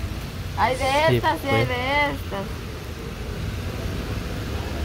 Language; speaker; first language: Spanish; native; Spanish